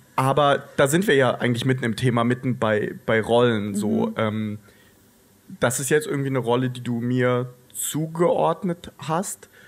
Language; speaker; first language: German; early bilingual, other home language; Russian